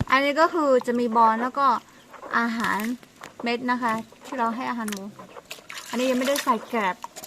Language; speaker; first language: Thai; non-native, local second language; S'gaw Karen